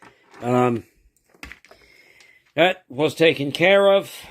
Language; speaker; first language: English; native; English